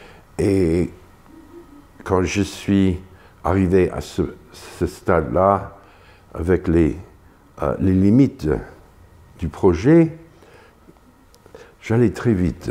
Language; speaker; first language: French; non-native, fluent; English